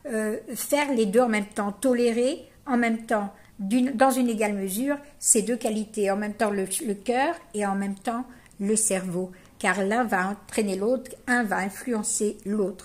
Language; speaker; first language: French; native; French